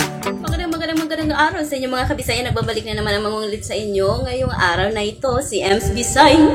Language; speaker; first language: Filipino; non-native, local second language; Cebuano